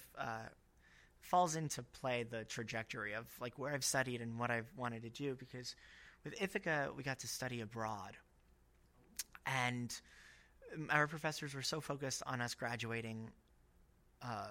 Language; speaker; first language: English; native; English